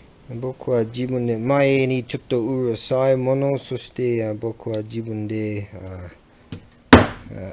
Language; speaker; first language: Japanese; non-native, learner; English